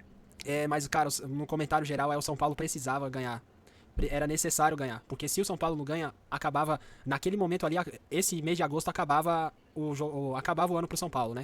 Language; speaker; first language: Portuguese; native; Portuguese